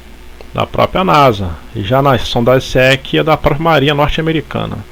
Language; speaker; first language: Portuguese; native; Portuguese